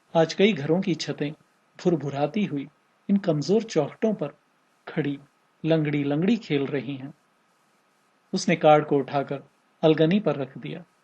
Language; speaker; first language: Hindi; native; Hindi